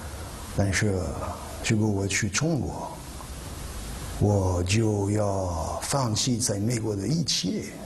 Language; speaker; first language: Chinese; non-native, fluent; French